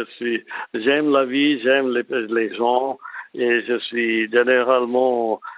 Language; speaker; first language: French; non-native, fluent; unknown